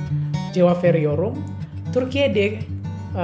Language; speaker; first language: Turkish; non-native, learner; Indonesian